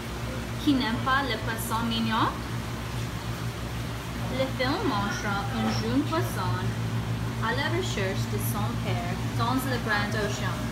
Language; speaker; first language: French; non-native, learner; English